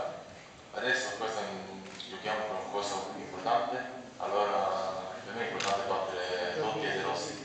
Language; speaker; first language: Italian; non-native, learner; Norwegian